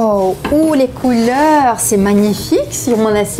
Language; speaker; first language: French; non-native, local second language; Dutch